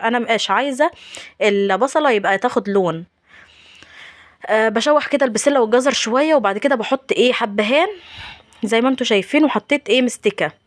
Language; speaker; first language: Arabic; native; Arabic